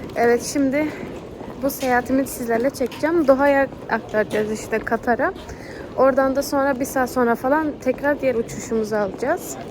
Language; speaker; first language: Turkish; early bilingual, heritage; Turkish